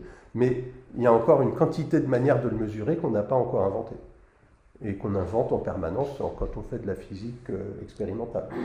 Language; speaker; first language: French; native; French